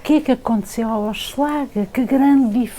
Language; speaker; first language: Portuguese; early bilingual, heritage; Portuguese